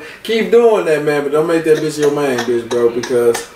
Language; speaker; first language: English; native; English